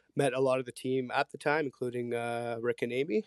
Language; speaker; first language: English; early bilingual, other home language; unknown